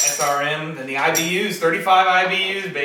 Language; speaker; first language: English; native; English